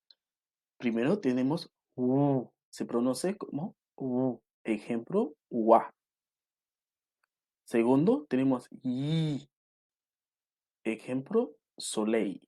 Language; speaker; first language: Spanish; non-native, local second language; Haitian Creole